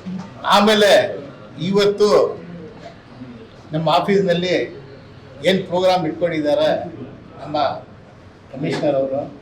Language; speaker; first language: Kannada; non-native, local second language; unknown